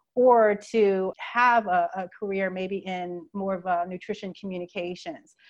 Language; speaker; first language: English; native; English